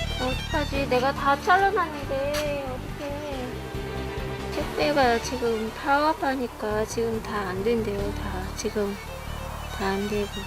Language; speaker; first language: Korean; non-native, learner; Vietnamese